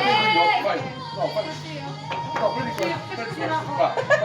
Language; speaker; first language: Italian; non-native, fluent; Filipino